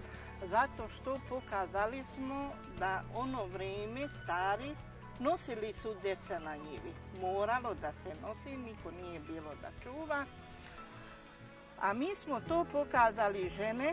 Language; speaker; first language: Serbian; non-native, local second language; Hungarian